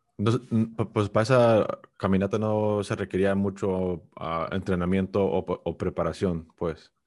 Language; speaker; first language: Spanish; early bilingual, heritage; Spanish